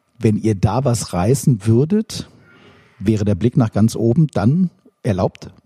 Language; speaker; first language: German; native; German